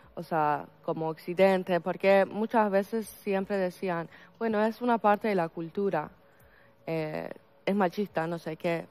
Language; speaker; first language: Spanish; non-native, fluent; Persian